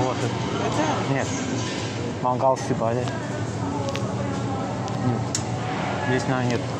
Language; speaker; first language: Russian; non-native, learner; Azerbaijani